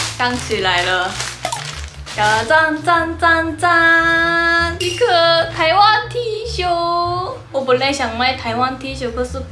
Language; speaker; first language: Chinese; non-native, fluent; Korean